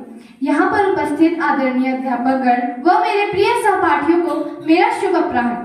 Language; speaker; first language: Hindi; native; Hindi